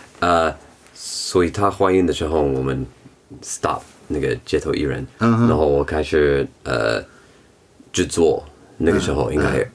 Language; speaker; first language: Chinese; non-native, learner; English